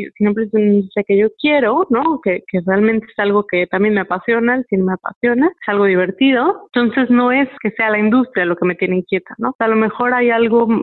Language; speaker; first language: Spanish; native; Spanish